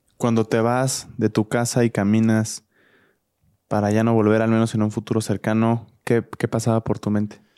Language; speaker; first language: Spanish; native; Spanish